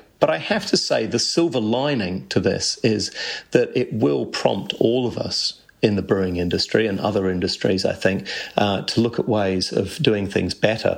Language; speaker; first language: English; native; English